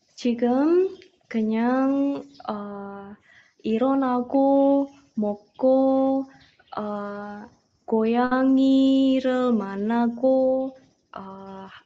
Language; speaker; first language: Korean; non-native, learner; Indonesian